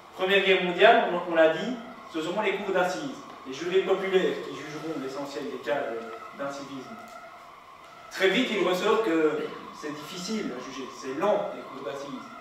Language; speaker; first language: French; native; French